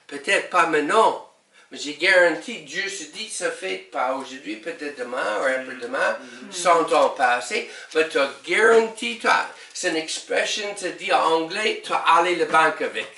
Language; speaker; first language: French; non-native, learner; English